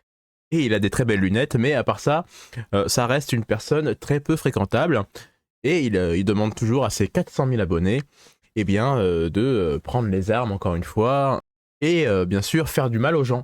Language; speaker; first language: French; native; French